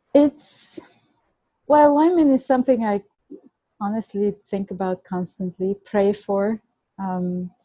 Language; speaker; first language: English; non-native, fluent; Bulgarian